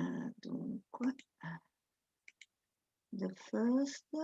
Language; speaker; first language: English; non-native, learner; Italian